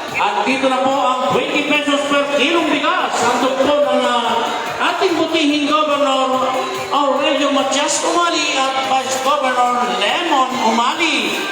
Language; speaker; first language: Filipino; native; Filipino